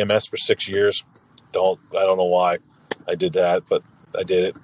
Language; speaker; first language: English; native; English